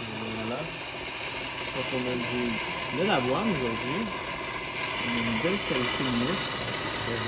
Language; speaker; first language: French; native; French